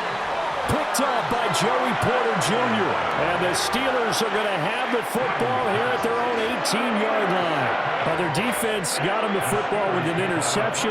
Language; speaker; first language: English; native; English